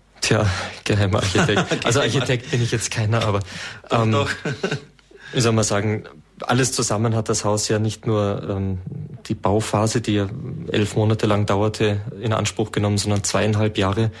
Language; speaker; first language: German; native; German